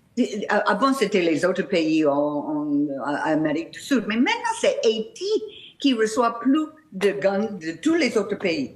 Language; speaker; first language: French; non-native, fluent; English